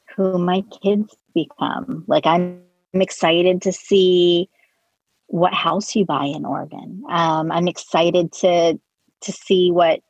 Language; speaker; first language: English; native; English